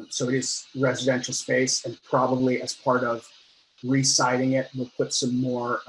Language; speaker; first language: English; native; English